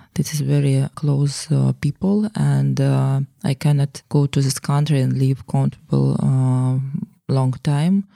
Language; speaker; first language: English; non-native, learner; Russian